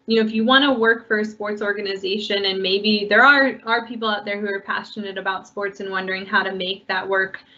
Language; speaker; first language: English; native; English